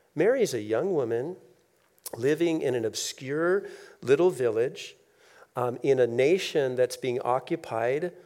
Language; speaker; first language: English; native; English